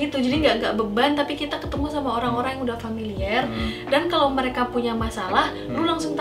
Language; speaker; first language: Indonesian; native; Indonesian